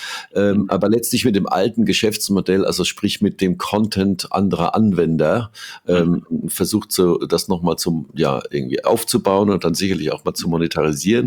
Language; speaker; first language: German; native; German